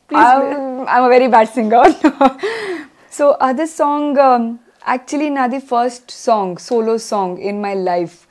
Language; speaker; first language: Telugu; non-native, learner; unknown